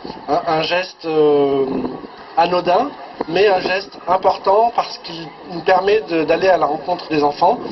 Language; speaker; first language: French; native; French